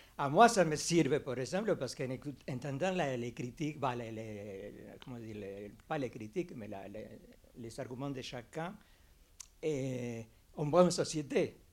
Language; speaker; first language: French; non-native, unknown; Spanish